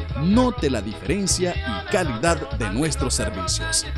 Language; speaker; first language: Spanish; native; Spanish